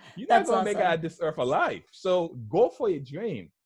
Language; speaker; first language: English; early bilingual, other home language; Haitian Creole